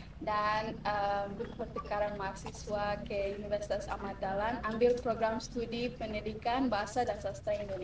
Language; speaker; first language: Indonesian; non-native, learner; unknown